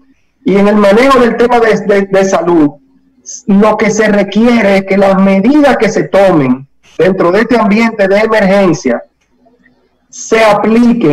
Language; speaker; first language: Spanish; native; Spanish